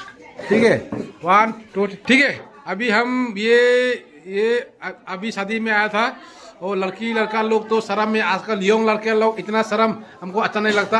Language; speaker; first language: Hindi; non-native, local second language; Rongmei Naga